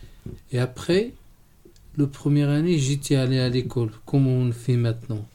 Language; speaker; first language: French; non-native, learner; Arabic